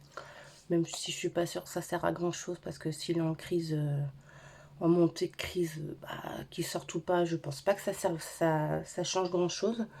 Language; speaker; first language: French; native; French